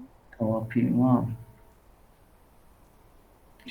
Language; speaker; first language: Persian; non-native, learner; Urdu